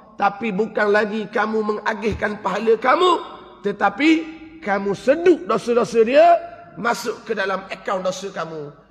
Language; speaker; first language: Malay; native; Malay